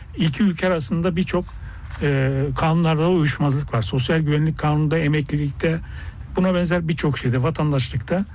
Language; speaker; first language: Turkish; native; Turkish